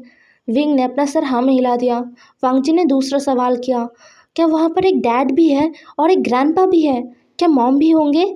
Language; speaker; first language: Hindi; non-native, local second language; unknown